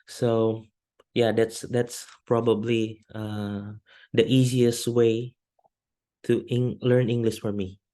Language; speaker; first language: English; non-native, fluent; Indonesian